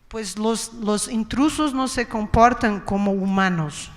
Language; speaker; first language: Spanish; non-native, fluent; Portuguese